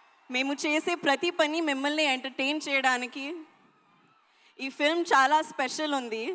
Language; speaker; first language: Telugu; non-native, learner; Hindi